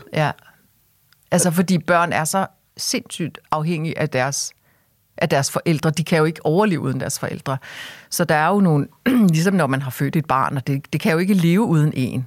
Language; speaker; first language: Danish; early bilingual, other home language; Korean